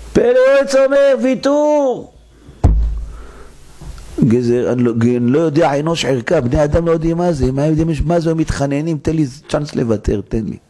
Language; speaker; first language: Hebrew; native; Hebrew